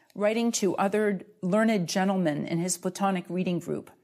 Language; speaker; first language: English; native; English